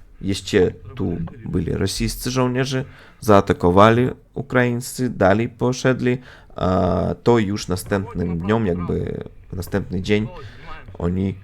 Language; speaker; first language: Polish; non-native, fluent; Russian